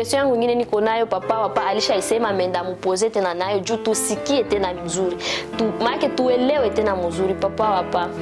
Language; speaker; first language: Swahili; native; Swahili